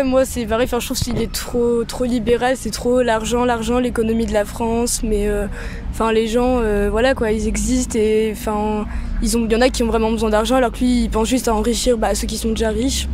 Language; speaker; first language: French; native; French